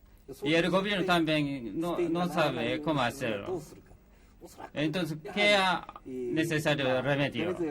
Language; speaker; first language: Spanish; non-native, learner; Japanese